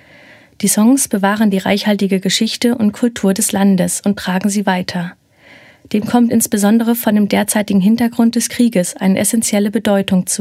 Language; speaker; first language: German; native; German